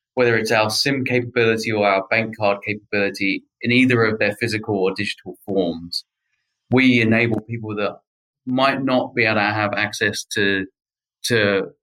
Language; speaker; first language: English; native; English